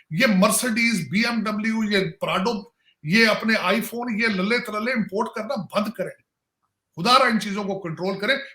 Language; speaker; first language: Urdu; non-native, local second language; Punjabi